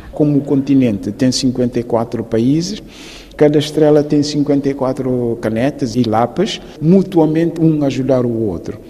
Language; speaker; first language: Portuguese; non-native, local second language; Upper Guinea Crioulo